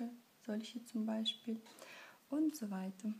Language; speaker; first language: German; non-native, fluent; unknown